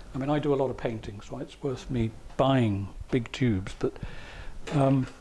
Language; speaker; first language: English; native; English